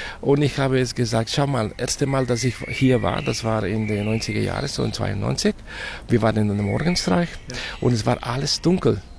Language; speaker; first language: German; non-native, fluent; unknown